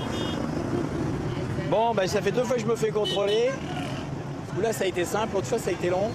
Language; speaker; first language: French; native; French